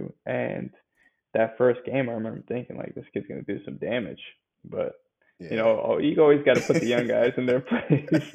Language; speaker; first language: English; native; English